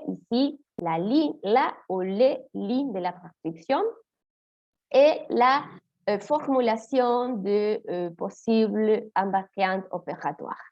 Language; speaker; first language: French; non-native, fluent; Spanish